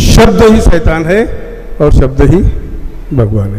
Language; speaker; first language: Hindi; non-native, local second language; Marathi